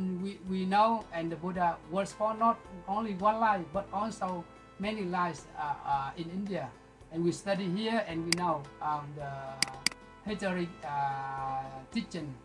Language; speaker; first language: English; non-native, local second language; Vietnamese